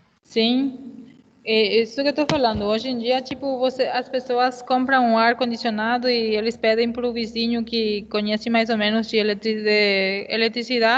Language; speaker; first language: Portuguese; non-native, fluent; Spanish